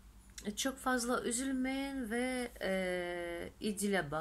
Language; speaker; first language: Turkish; non-native, fluent; Russian